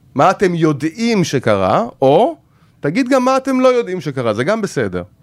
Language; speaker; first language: Hebrew; native; Hebrew